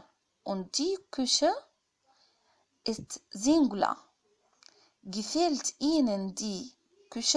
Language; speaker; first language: German; non-native, fluent; Arabic